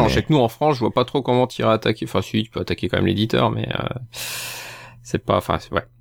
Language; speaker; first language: French; native; French